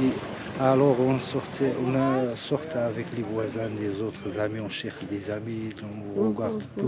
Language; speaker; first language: French; non-native, learner; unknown